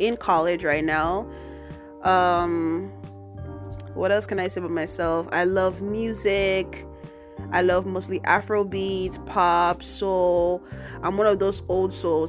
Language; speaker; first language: English; non-native, local second language; Igbo